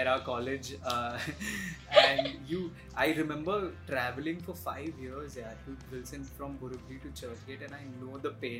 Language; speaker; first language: English; non-native, local second language; Hindi